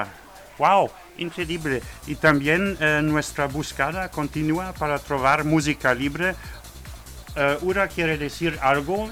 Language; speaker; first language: Spanish; non-native, learner; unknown